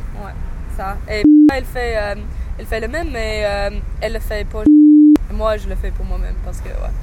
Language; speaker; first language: French; non-native, fluent; English